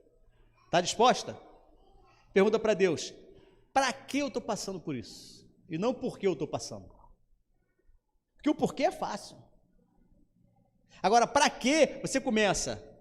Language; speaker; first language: Portuguese; native; Portuguese